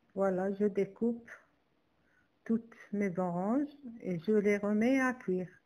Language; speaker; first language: French; non-native, local second language; Arabic